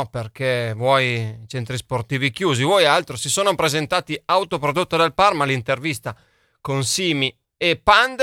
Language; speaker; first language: Italian; native; Italian